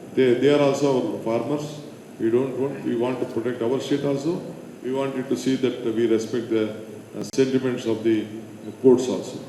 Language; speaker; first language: English; non-native, local second language; Kannada